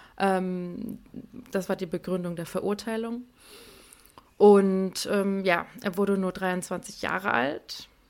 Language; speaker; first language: German; early bilingual, other home language; Persian